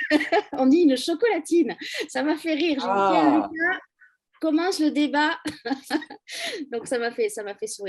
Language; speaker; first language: French; native; French